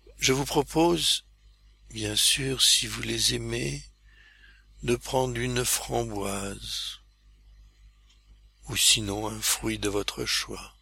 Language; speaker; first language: French; native; French